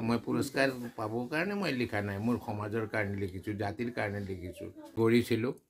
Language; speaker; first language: Assamese; non-native, local second language; Nepali